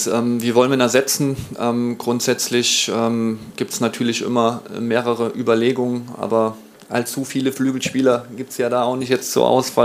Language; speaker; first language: German; native; German